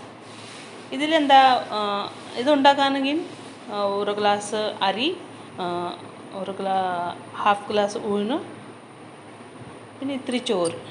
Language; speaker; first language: Malayalam; non-native, local second language; Marathi